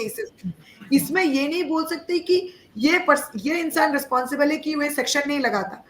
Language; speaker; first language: Hindi; non-native, local second language; Bangla